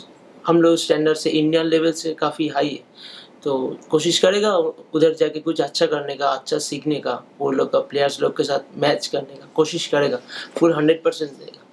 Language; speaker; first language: Hindi; non-native, local second language; Bangla